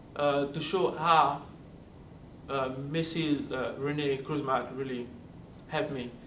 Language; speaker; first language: English; non-native, fluent; French